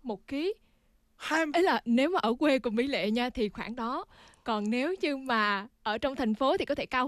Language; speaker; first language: Vietnamese; native; Vietnamese